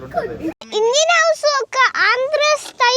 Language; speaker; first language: Telugu; early bilingual, heritage; Telugu